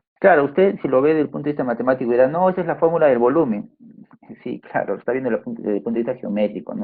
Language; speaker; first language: Spanish; native; Spanish